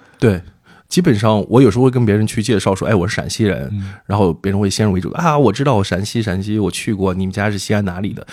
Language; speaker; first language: Chinese; native; Chinese